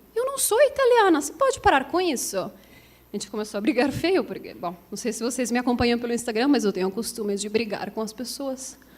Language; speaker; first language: Portuguese; non-native, fluent; Italian